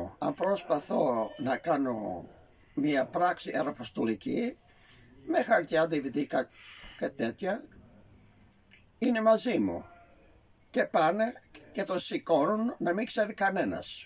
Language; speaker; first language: Greek; early bilingual, heritage; Greek